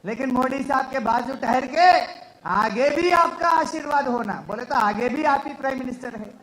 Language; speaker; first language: Hindi; non-native, local second language; Telugu